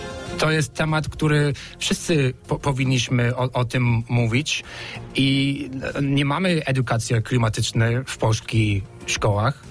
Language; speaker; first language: Polish; non-native, fluent; English